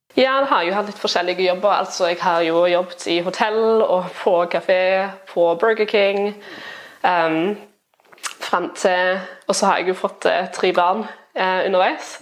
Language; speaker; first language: Norwegian; non-native, fluent; German